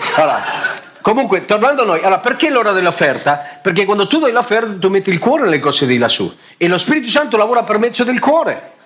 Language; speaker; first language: Italian; non-native, fluent; Spanish